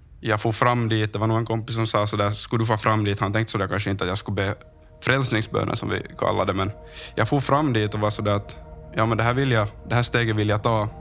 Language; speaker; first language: Swedish; native; Swedish